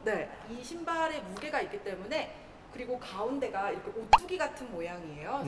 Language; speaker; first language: Korean; native; Korean